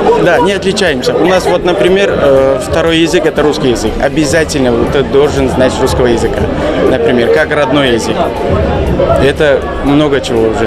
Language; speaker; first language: Russian; non-native, local second language; Tajik